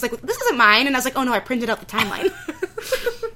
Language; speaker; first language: English; native; English